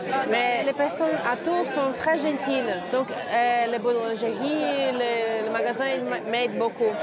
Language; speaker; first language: French; non-native, learner; Portuguese